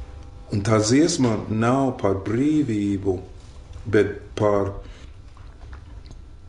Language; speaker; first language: Latvian; non-native, fluent; English